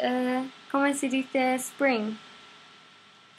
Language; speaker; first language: Spanish; non-native, learner; English